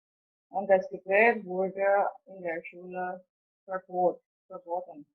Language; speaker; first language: German; non-native, fluent; Indonesian